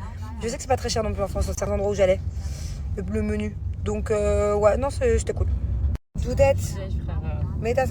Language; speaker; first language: French; native; French